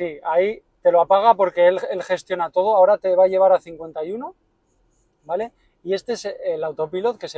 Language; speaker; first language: Spanish; native; Spanish